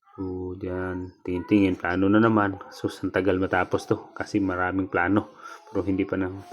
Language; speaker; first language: Filipino; non-native, local second language; Cebuano